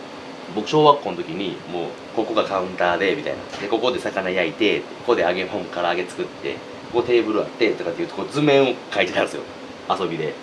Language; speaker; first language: Japanese; native; Japanese